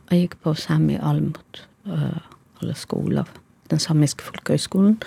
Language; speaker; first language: Norwegian; native; Norwegian